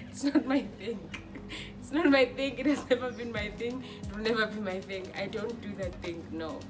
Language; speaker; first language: English; non-native, local second language; Xhosa